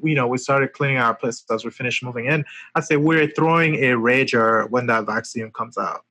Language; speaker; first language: English; non-native, local second language; French